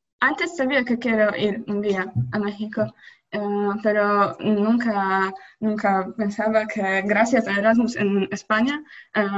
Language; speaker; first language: Spanish; non-native, learner; Polish